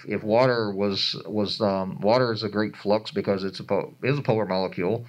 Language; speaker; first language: English; native; English